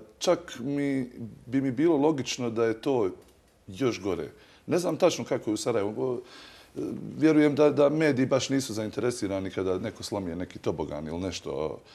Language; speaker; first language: Bosnian; native; Bosnian